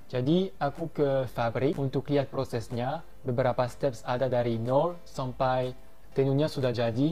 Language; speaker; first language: Indonesian; non-native, fluent; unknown